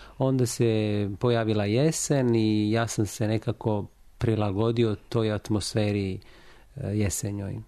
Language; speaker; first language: Serbian; non-native, fluent; Italian